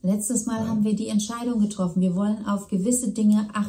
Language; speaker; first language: German; native; German